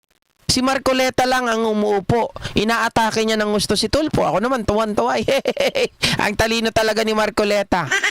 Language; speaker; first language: Filipino; native; Filipino